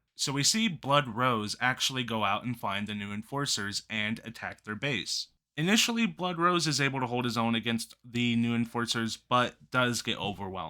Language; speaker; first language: English; native; English